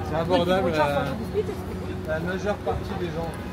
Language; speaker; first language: French; native; French